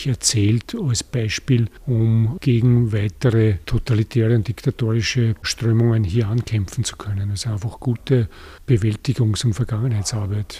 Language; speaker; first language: German; native; German